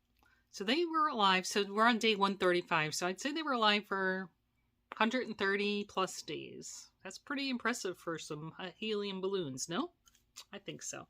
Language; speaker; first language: English; native; English